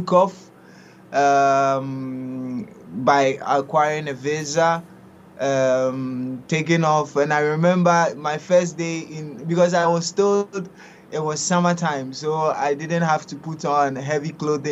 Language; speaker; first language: English; non-native, local second language; Akan